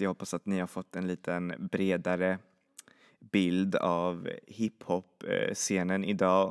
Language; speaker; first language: Swedish; native; Swedish